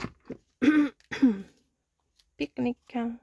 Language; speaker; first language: French; native; French